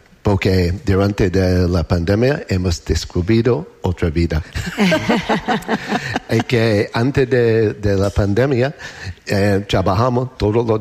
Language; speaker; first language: Spanish; non-native, learner; English